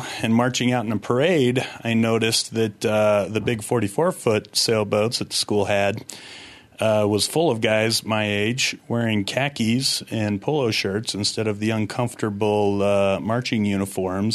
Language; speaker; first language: English; native; English